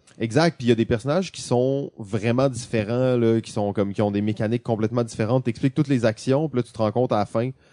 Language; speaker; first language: French; native; French